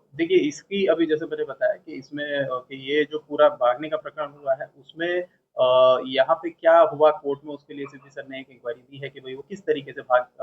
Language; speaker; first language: Hindi; non-native, local second language; Gujarati